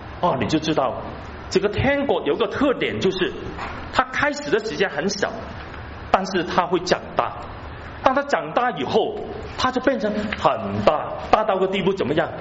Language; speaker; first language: Chinese; non-native, local second language; Cantonese